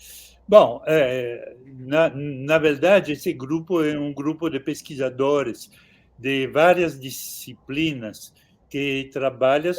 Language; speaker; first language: Portuguese; non-native, fluent; French